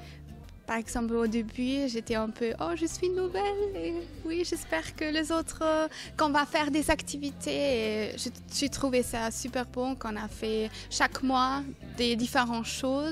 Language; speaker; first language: French; non-native, fluent; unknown